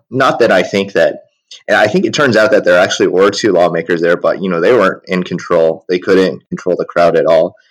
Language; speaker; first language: English; early bilingual, other home language; Chinese